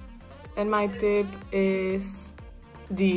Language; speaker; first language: English; non-native, fluent; Czech